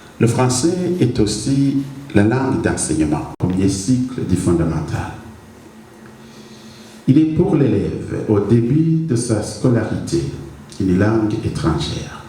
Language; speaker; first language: French; non-native, local second language; Rundi